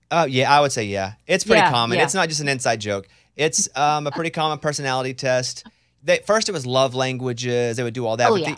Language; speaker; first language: English; native; English